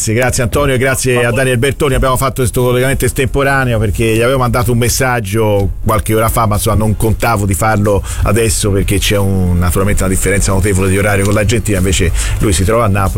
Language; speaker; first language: Italian; native; Italian